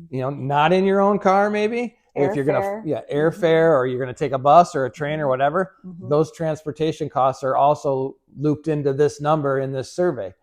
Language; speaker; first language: English; native; English